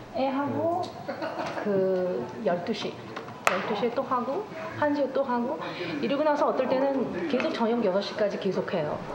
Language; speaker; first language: Korean; early bilingual, heritage; Korean